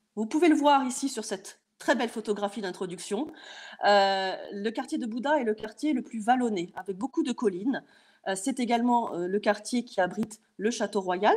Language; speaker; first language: French; native; French